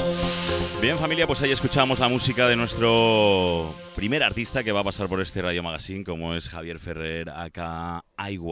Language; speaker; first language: Spanish; native; Spanish